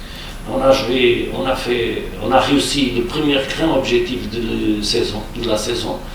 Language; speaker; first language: French; non-native, fluent; Portuguese